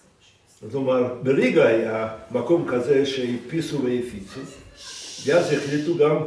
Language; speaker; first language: Hebrew; non-native, fluent; Russian